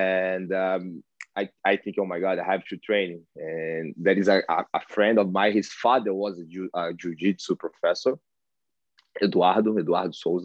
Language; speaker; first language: English; non-native, learner; Portuguese